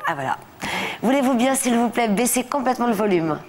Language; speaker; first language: French; native; French